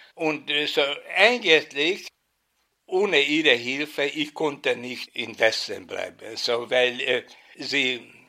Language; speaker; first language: German; non-native, fluent; Hungarian